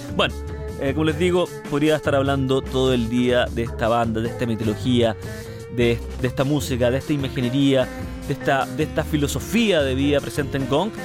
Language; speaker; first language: Spanish; native; Spanish